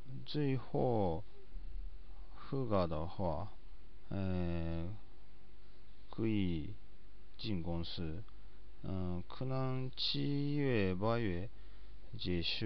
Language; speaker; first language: Chinese; non-native, learner; Japanese